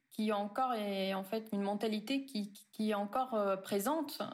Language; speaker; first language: French; non-native, local second language; Arabic